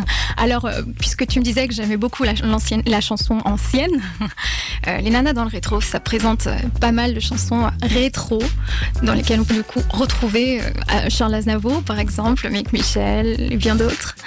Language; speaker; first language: French; native; French